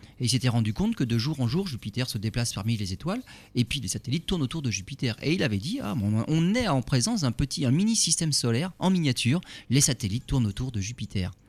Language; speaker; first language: French; native; French